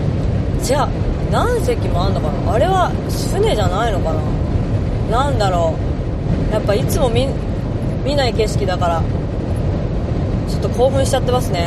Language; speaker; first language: Japanese; native; Japanese